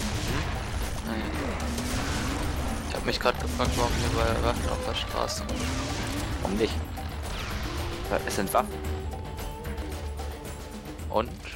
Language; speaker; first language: German; native; German